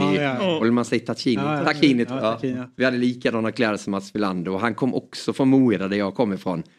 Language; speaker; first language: Swedish; native; Swedish